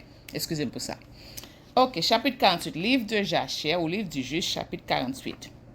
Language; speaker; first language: French; non-native, local second language; Haitian Creole